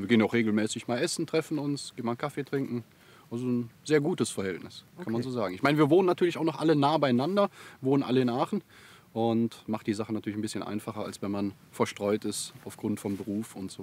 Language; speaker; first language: German; native; German